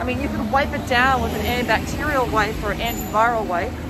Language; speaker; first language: English; native; English